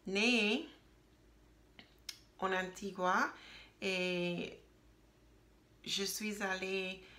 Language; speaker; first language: French; non-native, learner; English